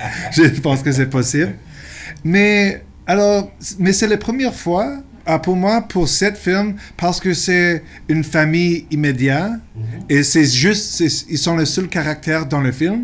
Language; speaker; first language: French; non-native, local second language; English